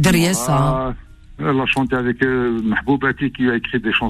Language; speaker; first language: French; non-native, local second language; Arabic